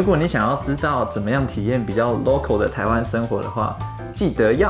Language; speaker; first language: Chinese; native; Chinese